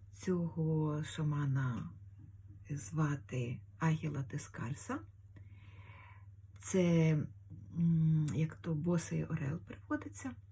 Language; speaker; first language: Ukrainian; native; Ukrainian